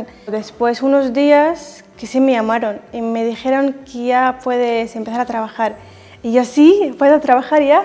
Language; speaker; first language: Spanish; non-native, fluent; Arabic